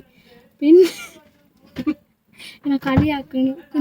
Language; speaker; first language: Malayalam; non-native, learner; Tamil